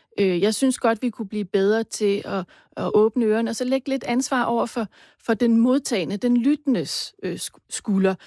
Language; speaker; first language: Danish; native; Danish